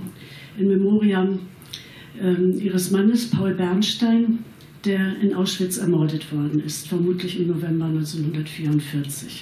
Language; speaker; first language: German; native; German